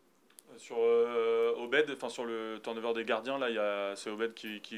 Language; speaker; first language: French; native; French